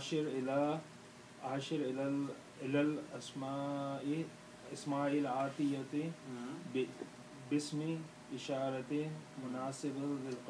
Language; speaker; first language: Arabic; non-native, learner; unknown